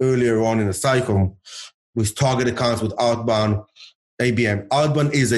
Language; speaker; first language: English; early bilingual, other home language; Hebrew